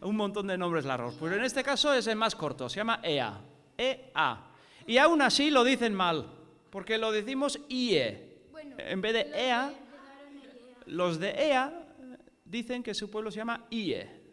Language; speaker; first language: Spanish; non-native, fluent; English